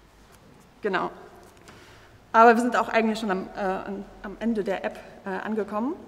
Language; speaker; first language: German; native; German